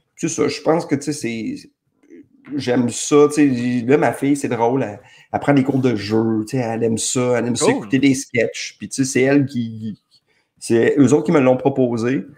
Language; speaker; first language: French; native; French